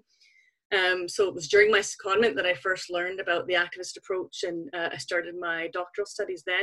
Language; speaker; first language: English; native; English